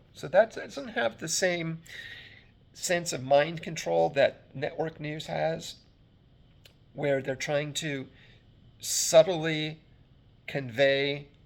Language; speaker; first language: English; native; English